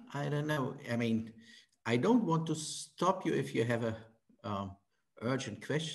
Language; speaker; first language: English; non-native, fluent; German